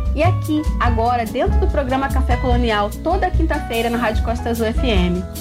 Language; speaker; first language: Portuguese; native; Portuguese